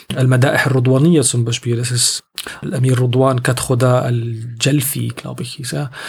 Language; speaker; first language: German; non-native, fluent; Arabic